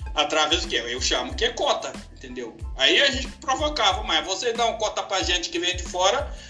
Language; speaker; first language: Portuguese; non-native, fluent; Wolof